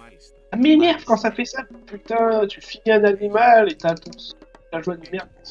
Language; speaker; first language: French; native; French